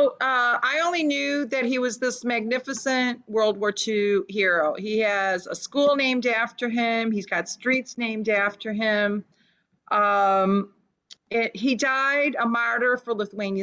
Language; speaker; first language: English; early bilingual, other home language; Lithuanian